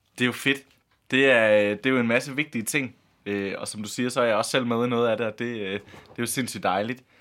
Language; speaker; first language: Danish; native; Danish